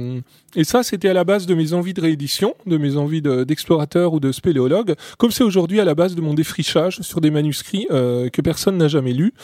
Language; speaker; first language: French; native; French